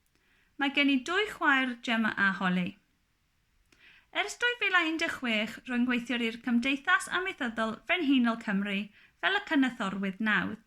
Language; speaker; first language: Welsh; non-native, local second language; English